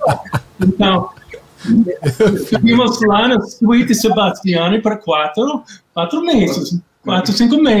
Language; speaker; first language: Portuguese; non-native, learner; English